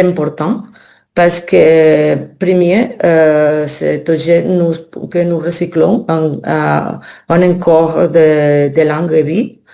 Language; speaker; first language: French; non-native, learner; Spanish